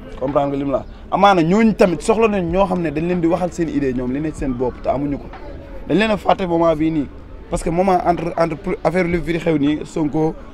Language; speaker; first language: Wolof; native; Wolof